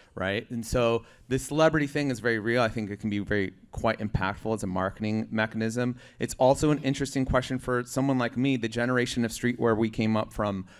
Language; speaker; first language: English; native; English